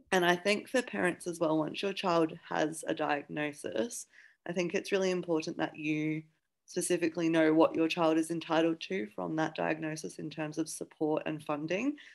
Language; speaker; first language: English; native; English